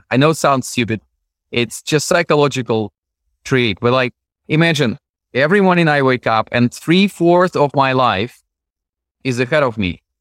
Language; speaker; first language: English; non-native, fluent; Russian